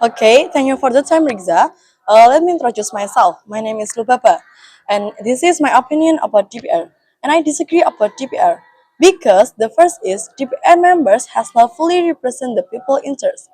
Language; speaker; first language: English; non-native, learner; Indonesian